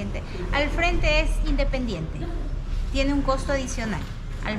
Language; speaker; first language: Spanish; native; Spanish